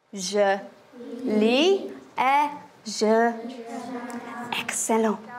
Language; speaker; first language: French; non-native, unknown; English